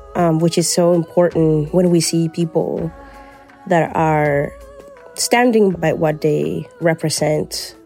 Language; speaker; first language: English; non-native, fluent; Spanish